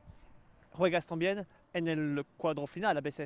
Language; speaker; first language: Spanish; non-native, learner; French